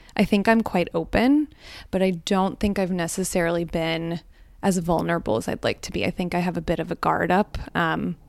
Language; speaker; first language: English; early bilingual, other home language; Gujarati